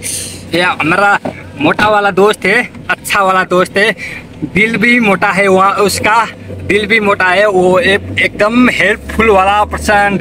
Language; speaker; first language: Hindi; non-native, learner; Nepali